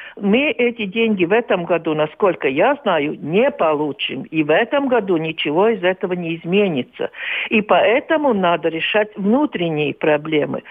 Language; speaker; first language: Russian; non-native, local second language; Latvian